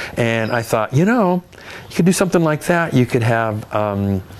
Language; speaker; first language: English; native; English